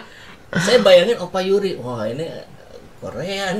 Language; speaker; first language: Indonesian; native; Indonesian